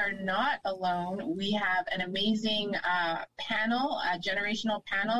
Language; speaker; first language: English; native; English